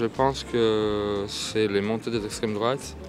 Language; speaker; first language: French; native; French